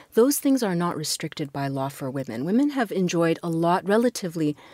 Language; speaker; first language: English; non-native, fluent; Arabic